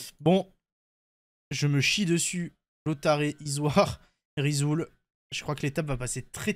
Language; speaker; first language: French; native; French